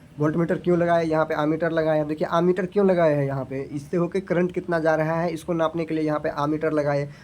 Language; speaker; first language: Hindi; native; Hindi